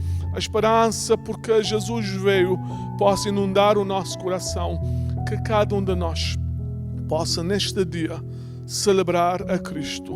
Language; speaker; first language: Portuguese; native; Portuguese